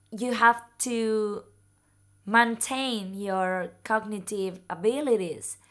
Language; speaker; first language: English; non-native, fluent; Spanish